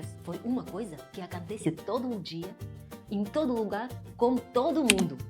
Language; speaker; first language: Portuguese; non-native, fluent; Russian